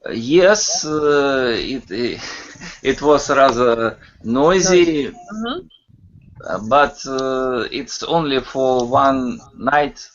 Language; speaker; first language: English; non-native, learner; Russian